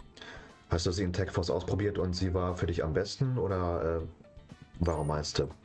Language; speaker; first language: German; native; German